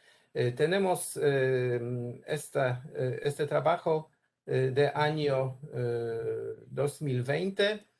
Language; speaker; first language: Spanish; non-native, learner; Polish